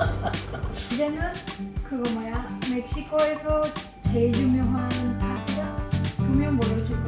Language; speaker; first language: Korean; non-native, learner; Spanish